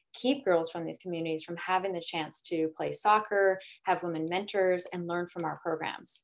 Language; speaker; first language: English; native; English